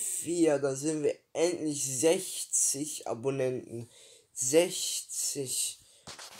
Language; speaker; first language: German; early bilingual, other home language; Turkish